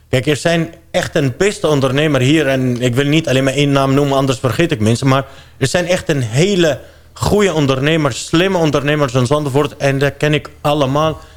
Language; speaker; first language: Dutch; non-native, fluent; Arabic